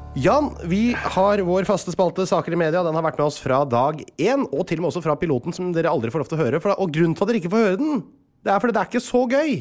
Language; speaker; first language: Norwegian; native; Norwegian